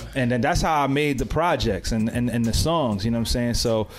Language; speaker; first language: English; native; English